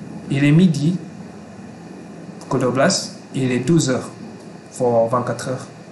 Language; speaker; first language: French; non-native, fluent; Malay